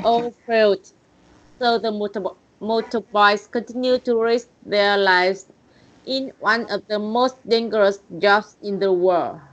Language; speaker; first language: English; non-native, learner; Vietnamese